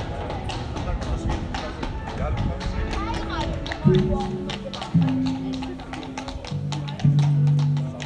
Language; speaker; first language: English; non-native, fluent; Polish